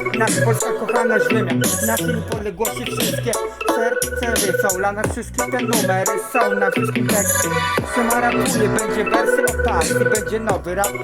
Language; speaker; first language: Polish; native; Polish